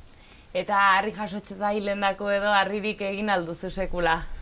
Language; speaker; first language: Basque; native; Basque